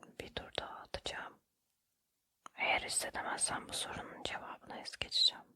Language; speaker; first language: Turkish; native; Turkish